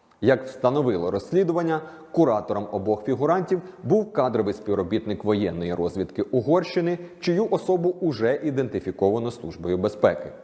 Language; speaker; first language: Ukrainian; native; Ukrainian